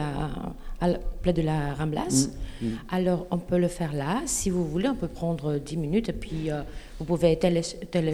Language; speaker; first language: French; non-native, fluent; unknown